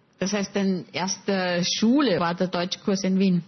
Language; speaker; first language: German; native; German